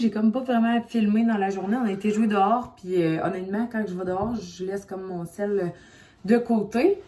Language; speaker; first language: French; native; French